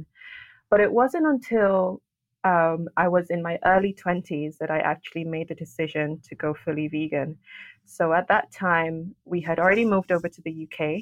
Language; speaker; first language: English; non-native, local second language; Yoruba